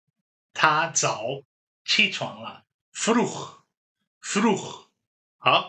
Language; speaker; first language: Chinese; non-native, fluent; Dutch